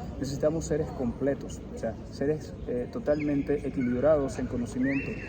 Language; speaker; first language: Spanish; early bilingual, heritage; Spanish